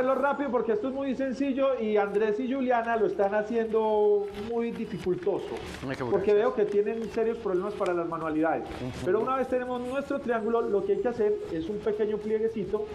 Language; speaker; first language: Spanish; native; Spanish